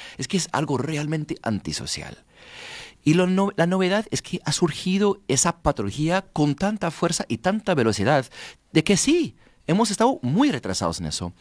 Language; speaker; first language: Spanish; non-native, fluent; English